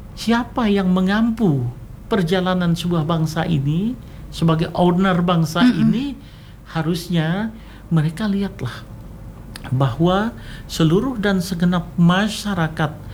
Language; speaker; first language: Indonesian; native; Indonesian